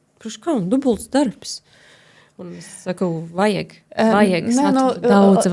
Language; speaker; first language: Latvian; native; Latvian